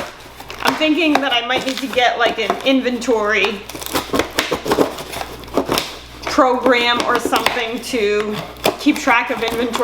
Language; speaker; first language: English; native; English